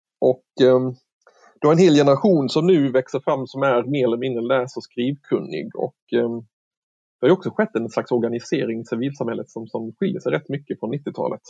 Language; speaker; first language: Swedish; native; Swedish